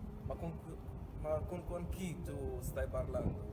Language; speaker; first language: Italian; non-native, fluent; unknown